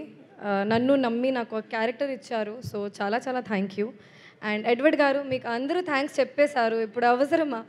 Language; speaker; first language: Telugu; non-native, learner; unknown